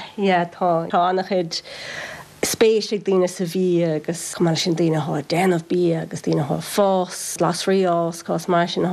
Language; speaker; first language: Irish; native; Irish